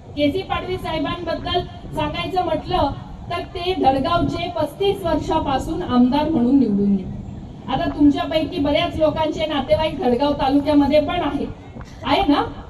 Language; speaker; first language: Marathi; native; Marathi